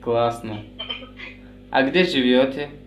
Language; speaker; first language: Russian; non-native, local second language; Tajik